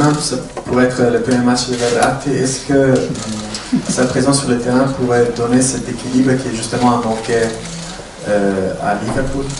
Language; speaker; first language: French; native; French